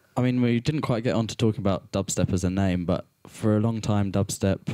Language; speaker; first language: English; native; English